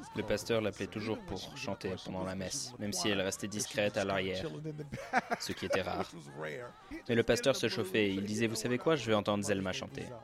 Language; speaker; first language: French; non-native, fluent; English